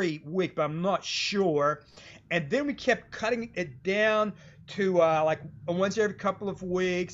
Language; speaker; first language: English; native; English